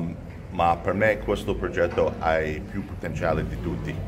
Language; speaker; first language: Italian; non-native, learner; English